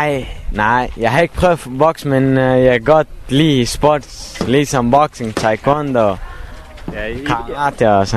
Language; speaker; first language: Danish; non-native, learner; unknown